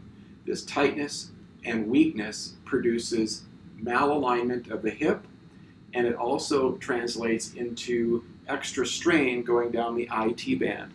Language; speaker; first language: English; native; English